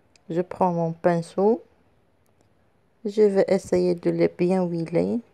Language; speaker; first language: French; non-native, local second language; Arabic